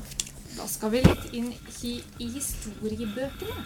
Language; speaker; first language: Norwegian; native; Norwegian